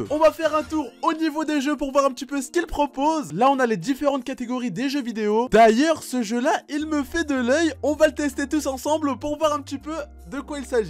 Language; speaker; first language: French; native; French